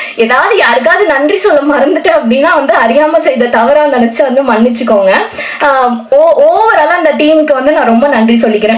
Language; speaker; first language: Tamil; native; Tamil